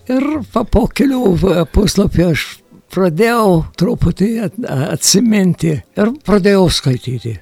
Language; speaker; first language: Lithuanian; non-native, local second language; Yiddish